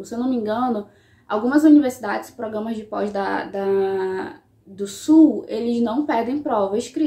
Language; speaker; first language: Portuguese; native; Portuguese